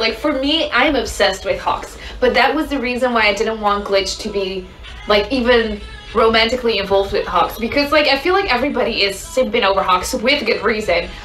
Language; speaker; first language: English; non-native, fluent; Dutch